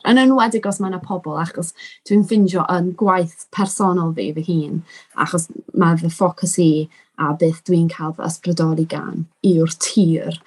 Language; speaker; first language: Welsh; non-native, local second language; English